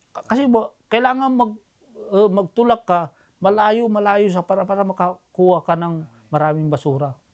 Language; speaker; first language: Filipino; non-native, local second language; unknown